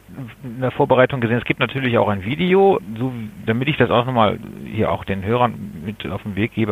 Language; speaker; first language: German; native; German